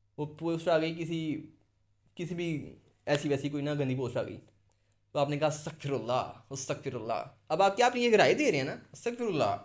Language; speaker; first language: Urdu; non-native, local second language; Punjabi